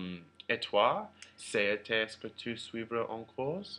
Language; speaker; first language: French; non-native, learner; English